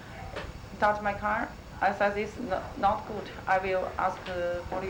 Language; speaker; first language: English; non-native, learner; Chinese